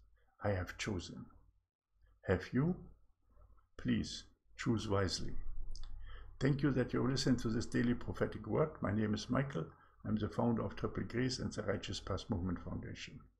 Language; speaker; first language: English; non-native, fluent; German